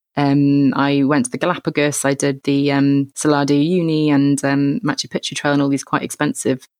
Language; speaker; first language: English; native; English